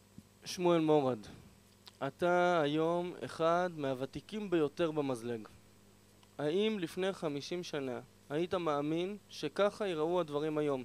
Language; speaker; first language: Hebrew; native; Hebrew